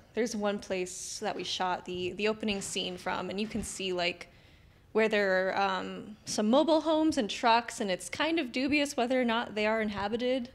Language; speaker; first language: English; native; English